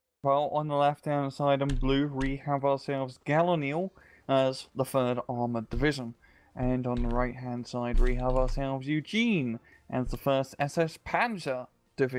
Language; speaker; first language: English; native; English